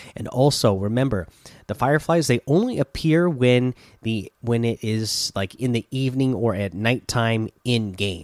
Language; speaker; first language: English; native; English